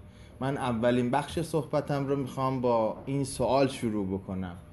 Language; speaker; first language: Persian; native; Persian